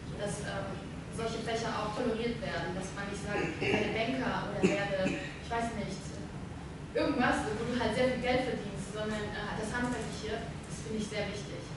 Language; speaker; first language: German; early bilingual, other home language; Armenian